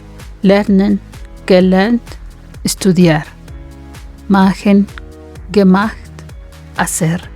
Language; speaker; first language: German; non-native, fluent; Spanish